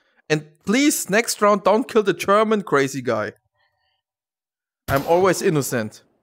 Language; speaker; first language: English; non-native, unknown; German